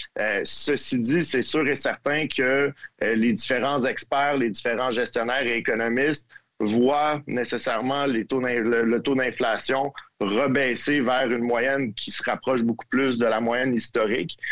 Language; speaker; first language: French; native; French